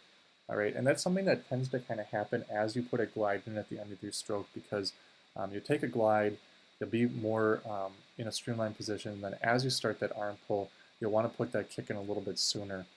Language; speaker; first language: English; native; English